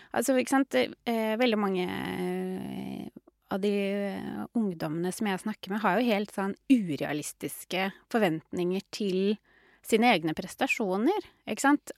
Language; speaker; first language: Norwegian; native; Norwegian